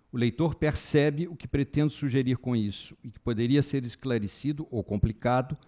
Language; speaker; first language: Portuguese; native; Portuguese